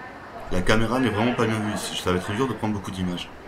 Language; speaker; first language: French; native; French